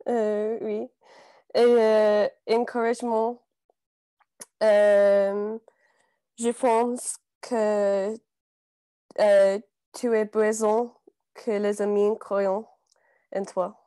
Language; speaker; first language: French; non-native, learner; English